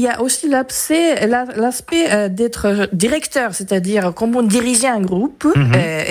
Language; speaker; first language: French; non-native, fluent; Japanese